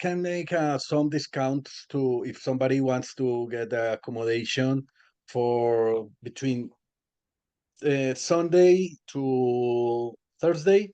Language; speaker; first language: English; non-native, learner; Spanish